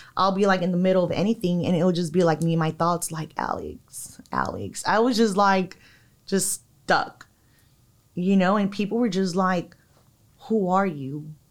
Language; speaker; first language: English; native; English